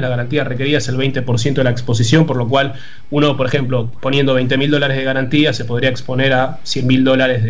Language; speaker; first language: Spanish; native; Spanish